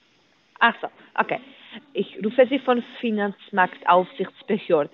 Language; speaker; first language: German; non-native, learner; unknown